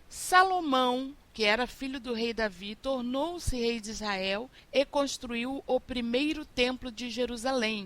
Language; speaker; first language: Portuguese; native; Portuguese